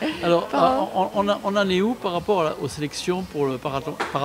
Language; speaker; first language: French; native; French